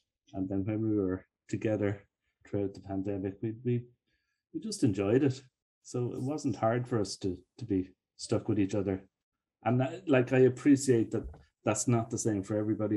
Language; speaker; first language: English; native; English